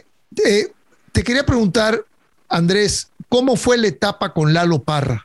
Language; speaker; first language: Spanish; native; Spanish